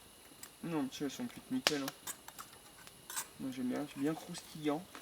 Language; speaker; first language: French; native; French